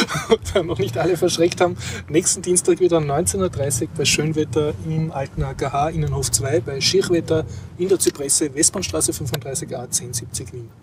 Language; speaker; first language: German; native; German